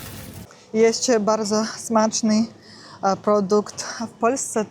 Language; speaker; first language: Polish; non-native, learner; Russian